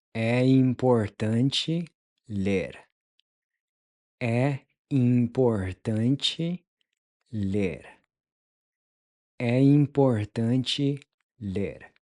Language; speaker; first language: Portuguese; non-native, fluent; English